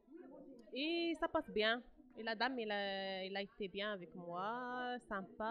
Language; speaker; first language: French; non-native, learner; Arabic